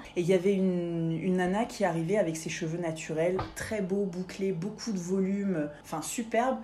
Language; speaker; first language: French; native; French